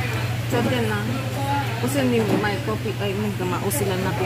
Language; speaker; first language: Chinese; non-native, learner; Filipino